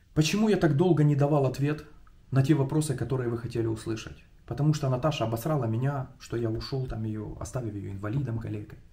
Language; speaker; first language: Russian; non-native, local second language; Ukrainian